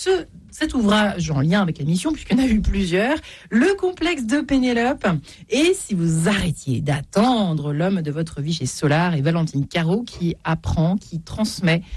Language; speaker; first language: French; native; French